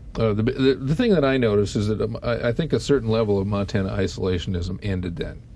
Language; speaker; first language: English; native; English